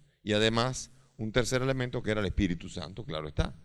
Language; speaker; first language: Spanish; native; Spanish